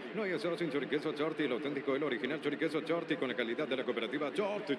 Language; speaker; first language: Spanish; native; Spanish